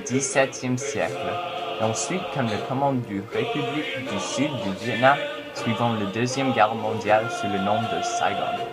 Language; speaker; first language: French; non-native, fluent; English